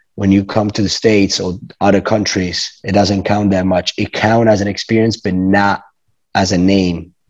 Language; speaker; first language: English; non-native, fluent; Italian